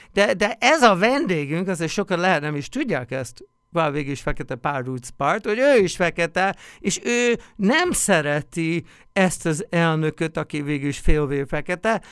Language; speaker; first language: Hungarian; non-native, fluent; English